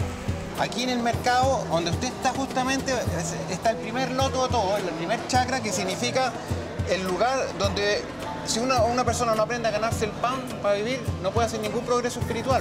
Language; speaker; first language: Spanish; native; Spanish